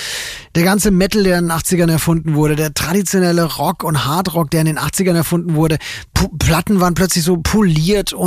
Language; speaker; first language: German; native; German